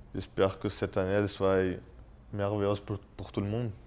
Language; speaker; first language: French; early bilingual, heritage; French